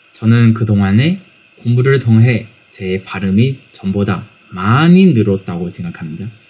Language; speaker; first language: Korean; non-native, learner; Chinese